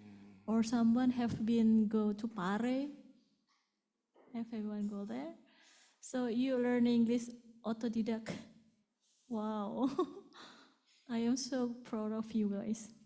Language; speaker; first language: English; non-native, learner; Indonesian